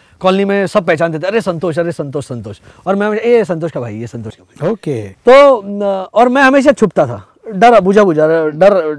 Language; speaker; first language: Hindi; non-native, local second language; Marathi